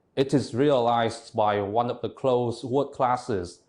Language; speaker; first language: English; non-native, fluent; Vietnamese